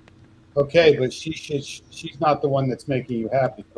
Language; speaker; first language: English; native; English